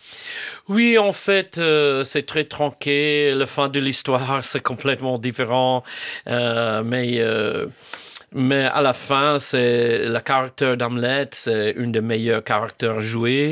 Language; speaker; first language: French; non-native, fluent; English